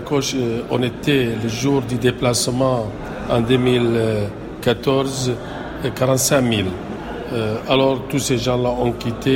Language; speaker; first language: French; non-native, local second language; Arabic